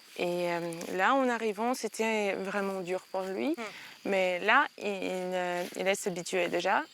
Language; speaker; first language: French; non-native, fluent; Ukrainian